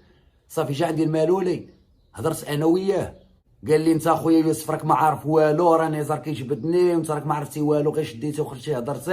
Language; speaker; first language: Arabic; native; Arabic